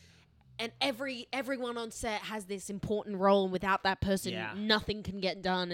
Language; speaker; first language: English; native; English